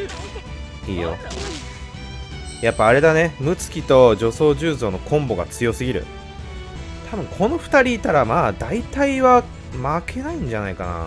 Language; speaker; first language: Japanese; native; Japanese